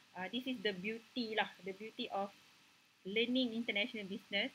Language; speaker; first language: English; non-native, local second language; Malay